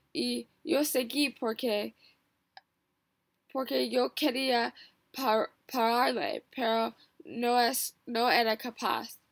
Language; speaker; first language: Spanish; non-native, learner; English